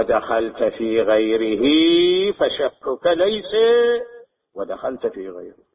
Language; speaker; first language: Arabic; native; Arabic